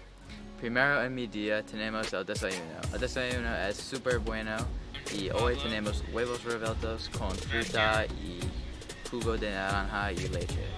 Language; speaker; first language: Spanish; non-native, learner; English